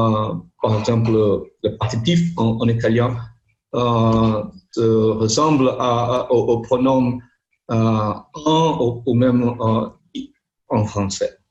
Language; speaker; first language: French; non-native, learner; Portuguese